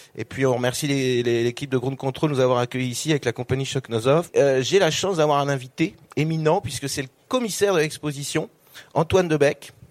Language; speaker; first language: French; native; French